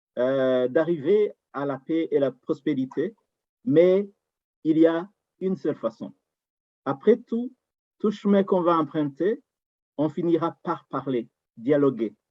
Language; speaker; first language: French; non-native, local second language; Rundi